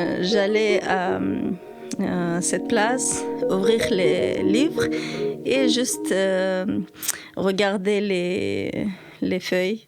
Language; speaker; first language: French; non-native, learner; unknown